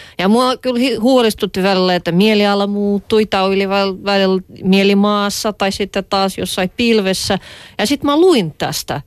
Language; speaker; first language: Finnish; non-native, fluent; Russian